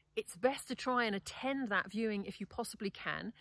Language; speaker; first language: English; native; English